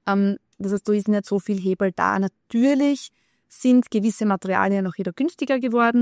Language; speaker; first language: German; native; German